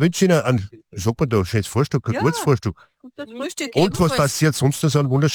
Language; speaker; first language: German; native; German